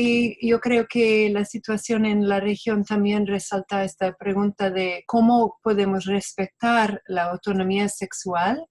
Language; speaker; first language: Spanish; non-native, fluent; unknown